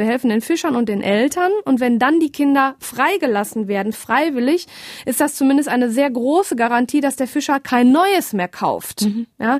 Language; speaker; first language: German; native; German